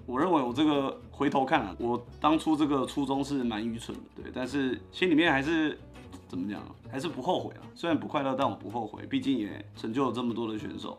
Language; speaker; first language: Chinese; native; Chinese